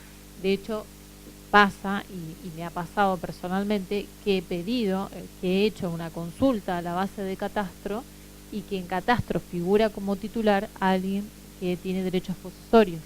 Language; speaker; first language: Spanish; native; Spanish